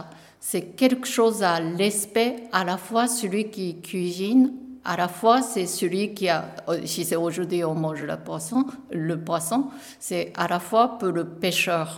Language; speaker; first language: French; non-native, learner; Japanese